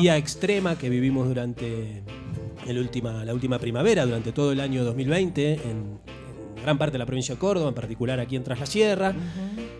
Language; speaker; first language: Spanish; native; Spanish